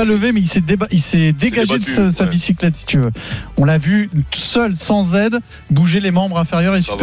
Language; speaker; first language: French; native; French